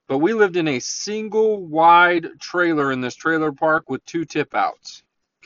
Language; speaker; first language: English; native; English